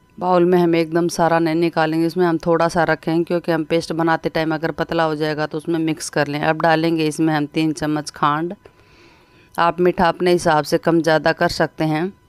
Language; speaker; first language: Hindi; native; Hindi